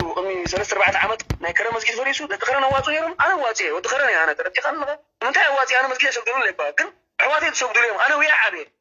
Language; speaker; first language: Tigrinya; non-native, local second language; Afar